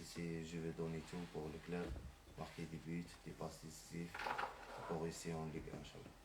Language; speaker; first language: French; non-native, learner; Arabic